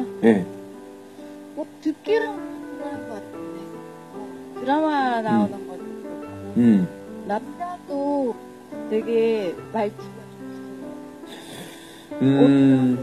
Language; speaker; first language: Korean; non-native, learner; Chinese